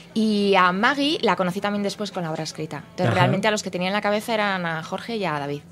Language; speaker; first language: Spanish; native; Spanish